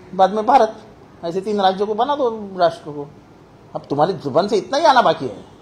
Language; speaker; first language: Hindi; non-native, local second language; Marathi